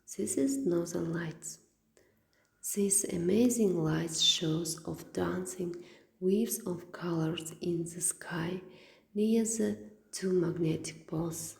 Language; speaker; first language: English; non-native, fluent; Kazakh